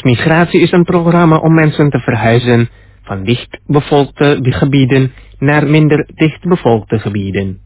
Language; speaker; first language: Dutch; non-native, fluent; Indonesian